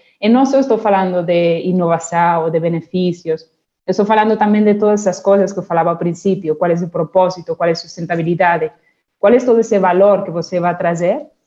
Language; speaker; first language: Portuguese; non-native, fluent; Spanish